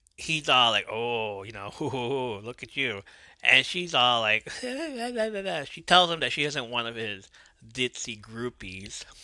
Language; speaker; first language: English; early bilingual, other home language; Spanish